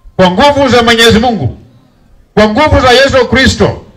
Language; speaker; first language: Swahili; non-native, local second language; Luyia